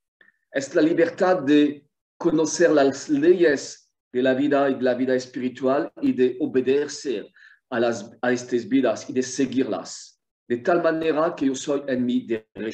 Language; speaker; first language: Spanish; non-native, fluent; French